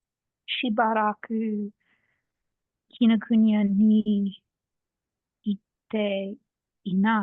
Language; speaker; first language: Japanese; non-native, learner; English